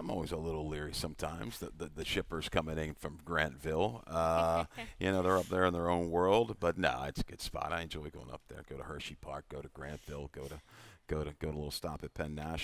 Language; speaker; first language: English; native; English